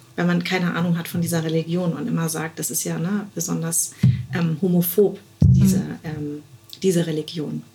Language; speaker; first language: German; native; German